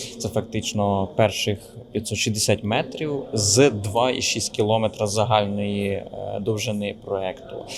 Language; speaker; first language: Ukrainian; native; Ukrainian